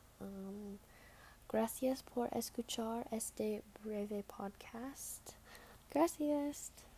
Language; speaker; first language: Spanish; non-native, learner; English